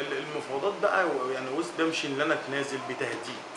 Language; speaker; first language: Arabic; native; Arabic